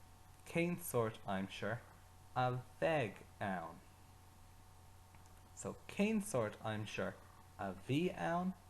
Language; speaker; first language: Irish; non-native, local second language; English